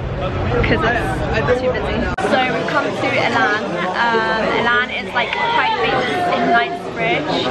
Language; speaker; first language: English; native; English